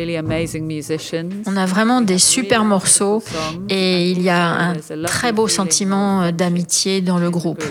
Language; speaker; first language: French; non-native, fluent; English